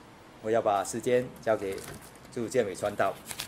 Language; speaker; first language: Chinese; native; Chinese